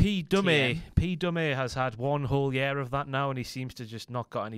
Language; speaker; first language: English; native; English